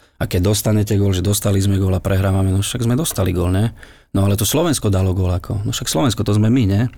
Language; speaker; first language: Slovak; native; Slovak